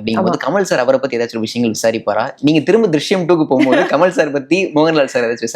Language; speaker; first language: Tamil; native; Tamil